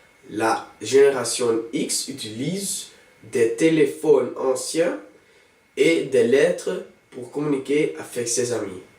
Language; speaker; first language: French; non-native, learner; Dutch